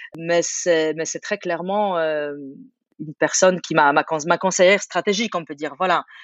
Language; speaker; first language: French; non-native, fluent; Polish